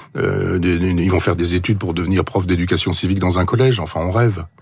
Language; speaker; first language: French; native; French